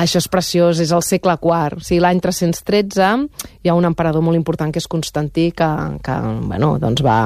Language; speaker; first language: Catalan; native; Catalan